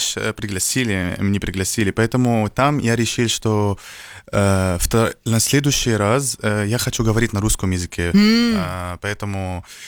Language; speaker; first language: Russian; non-native, learner; Arabic